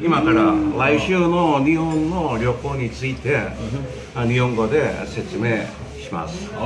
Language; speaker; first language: Japanese; non-native, learner; Korean